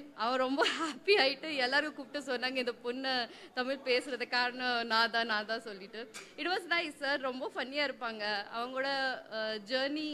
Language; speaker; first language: Tamil; non-native, learner; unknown